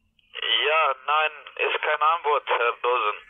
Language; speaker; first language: German; non-native, learner; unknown